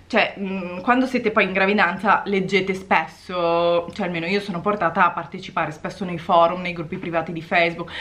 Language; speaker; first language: Italian; native; Italian